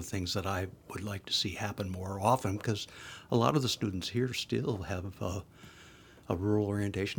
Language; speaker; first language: English; native; English